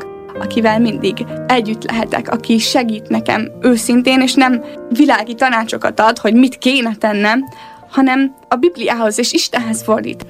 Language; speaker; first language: Hungarian; native; Hungarian